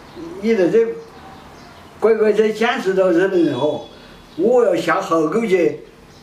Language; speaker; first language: Chinese; non-native, local second language; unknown